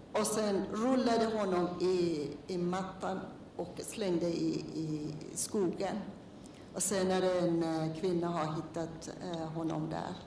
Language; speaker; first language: Swedish; non-native, learner; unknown